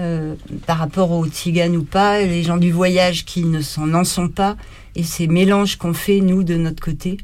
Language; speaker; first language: French; native; French